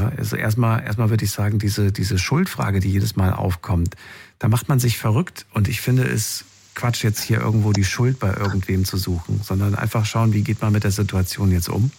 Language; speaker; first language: German; native; German